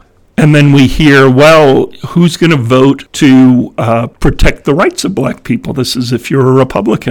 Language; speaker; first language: English; native; English